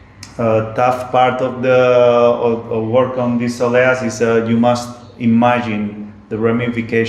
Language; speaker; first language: English; non-native, learner; Spanish